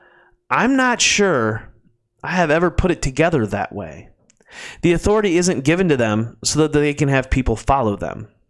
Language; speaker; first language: English; native; English